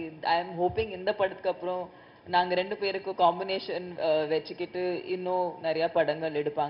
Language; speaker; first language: Tamil; non-native, fluent; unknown